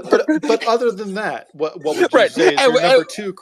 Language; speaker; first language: English; native; English